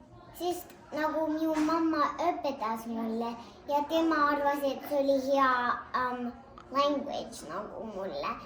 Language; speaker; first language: Estonian; early bilingual, heritage; English